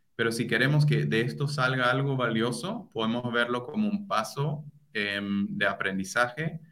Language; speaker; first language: Spanish; non-native, fluent; German